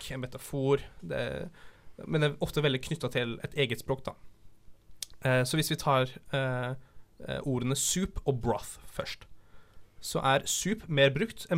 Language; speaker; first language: Norwegian; native; Norwegian